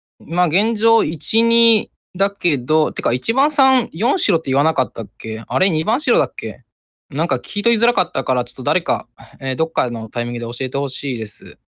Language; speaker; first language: Japanese; native; Japanese